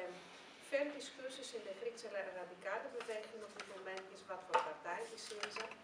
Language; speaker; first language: Dutch; non-native, fluent; Greek